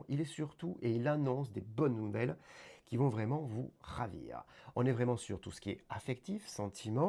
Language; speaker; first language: French; native; French